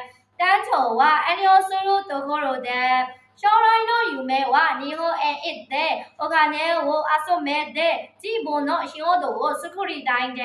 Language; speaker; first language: Japanese; non-native, learner; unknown